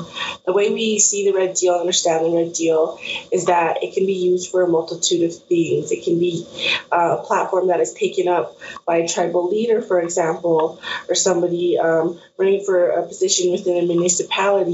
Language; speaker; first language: English; native; English